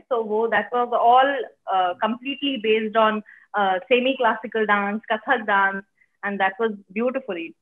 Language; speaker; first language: Hindi; native; Hindi